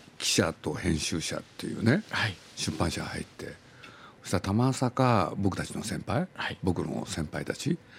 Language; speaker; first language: Japanese; native; Japanese